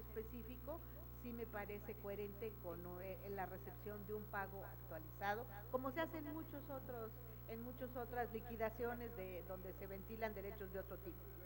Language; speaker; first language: Spanish; native; Spanish